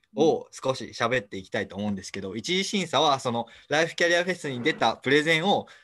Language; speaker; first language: Japanese; native; Japanese